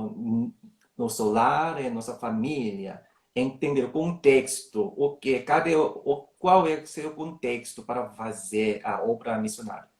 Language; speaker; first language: Portuguese; non-native, learner; Korean